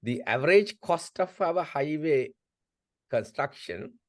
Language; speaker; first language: English; non-native, local second language; Sinhala